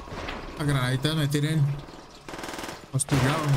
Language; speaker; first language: Spanish; native; Spanish